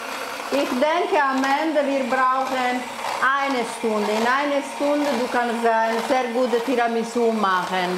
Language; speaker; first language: German; non-native, fluent; Italian